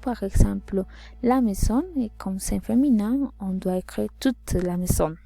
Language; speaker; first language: French; non-native, learner; Spanish